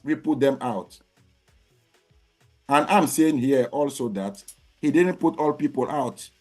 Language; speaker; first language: English; non-native, learner; French